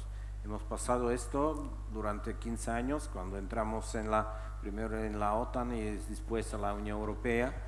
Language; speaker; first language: Spanish; non-native, fluent; Czech